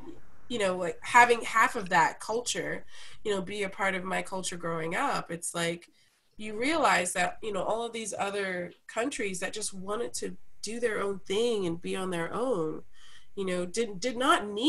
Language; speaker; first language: English; native; English